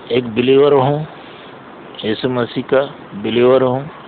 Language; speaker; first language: Hindi; non-native, local second language; Telugu